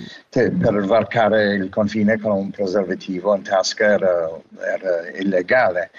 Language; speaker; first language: Italian; non-native, fluent; English